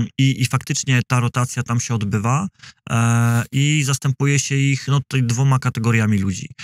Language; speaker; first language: Polish; native; Polish